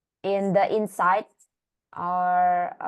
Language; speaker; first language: English; non-native, learner; Indonesian